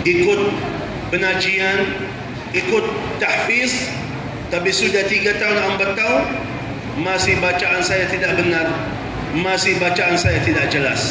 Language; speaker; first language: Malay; non-native, fluent; Arabic